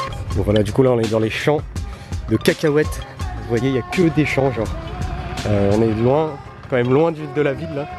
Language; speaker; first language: French; native; French